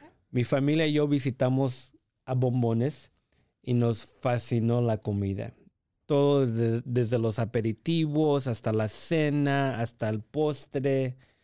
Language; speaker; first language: Spanish; early bilingual, heritage; Spanish